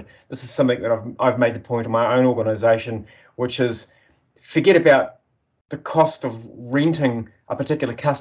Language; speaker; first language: English; native; English